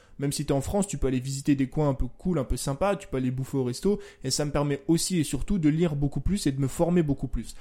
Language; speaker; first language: French; native; French